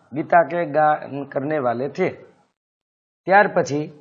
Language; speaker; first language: Hindi; non-native, local second language; Gujarati